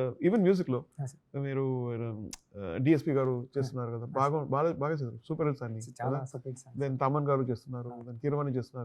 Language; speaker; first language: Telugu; non-native, learner; Tamil